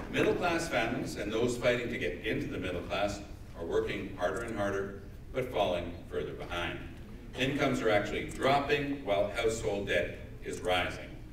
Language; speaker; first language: English; early bilingual, other home language; French